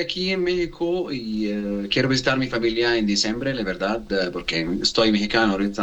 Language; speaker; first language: Spanish; non-native, learner; Arabic